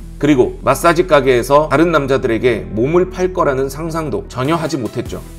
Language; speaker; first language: Korean; native; Korean